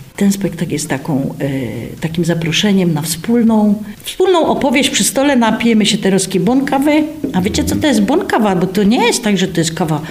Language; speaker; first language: Polish; native; Polish